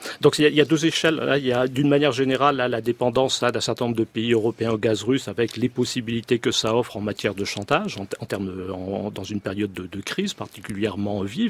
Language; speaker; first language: French; native; French